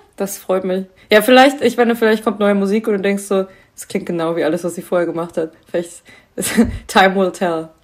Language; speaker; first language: German; native; German